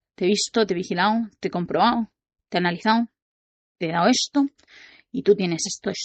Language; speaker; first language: Spanish; non-native, local second language; Catalan